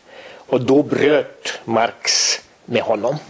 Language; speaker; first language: Swedish; non-native, fluent; Estonian